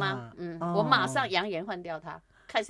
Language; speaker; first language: Chinese; native; Chinese